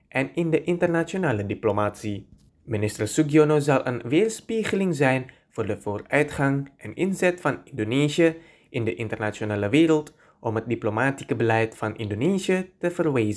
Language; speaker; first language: Dutch; non-native, fluent; Indonesian